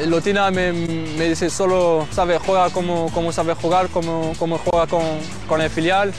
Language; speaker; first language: Spanish; non-native, learner; French